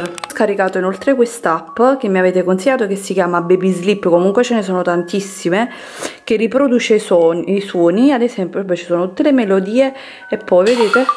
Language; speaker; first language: Italian; native; Italian